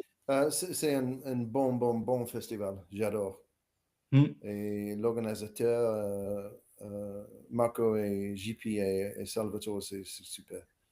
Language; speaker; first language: French; non-native, learner; English